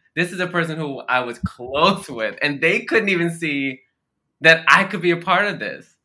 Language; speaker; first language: English; native; English